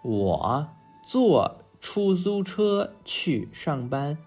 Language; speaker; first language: Chinese; non-native, fluent; English